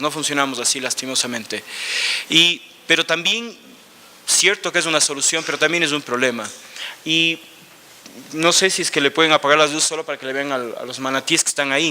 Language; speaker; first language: Spanish; native; Spanish